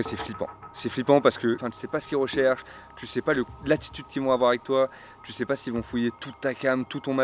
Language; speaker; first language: French; native; French